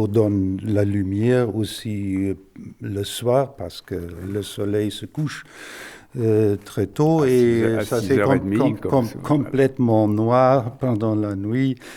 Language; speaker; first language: French; non-native, fluent; German